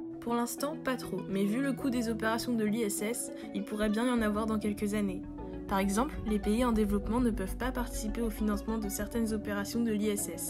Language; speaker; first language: French; native; French